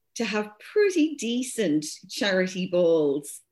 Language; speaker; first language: English; native; English